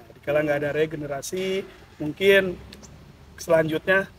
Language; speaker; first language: Indonesian; native; Indonesian